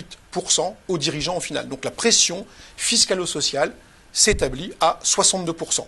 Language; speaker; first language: French; native; French